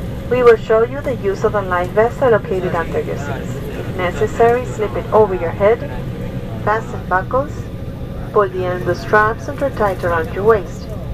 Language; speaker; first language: English; non-native, fluent; Spanish